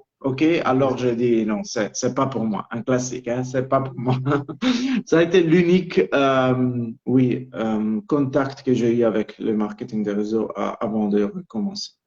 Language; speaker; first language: French; non-native, local second language; Italian